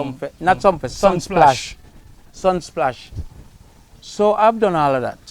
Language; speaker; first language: English; native; English